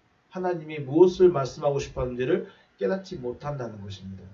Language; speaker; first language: Korean; native; Korean